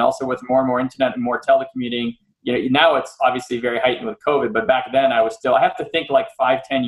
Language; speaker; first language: English; native; English